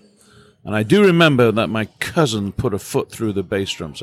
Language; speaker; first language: English; native; English